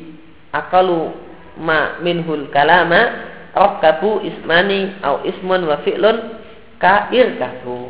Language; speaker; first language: Arabic; non-native, fluent; Indonesian